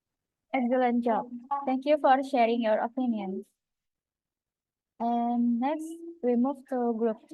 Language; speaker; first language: English; non-native, fluent; Indonesian